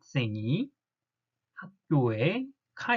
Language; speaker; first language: Korean; non-native, fluent; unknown